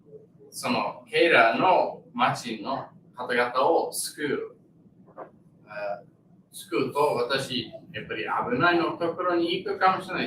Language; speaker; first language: Japanese; non-native, learner; English